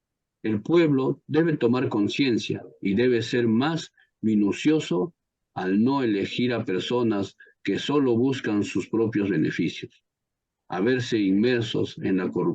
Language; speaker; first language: Spanish; native; Spanish